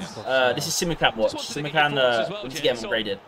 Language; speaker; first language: English; native; English